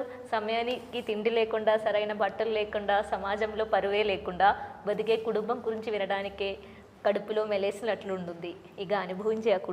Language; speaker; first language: Telugu; non-native, learner; Malayalam